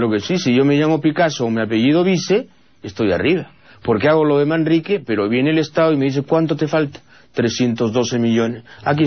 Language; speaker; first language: Spanish; native; Spanish